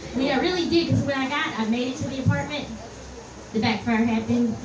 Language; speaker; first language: English; native; English